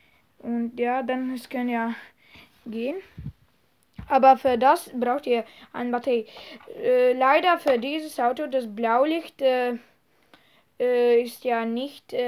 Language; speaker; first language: German; non-native, learner; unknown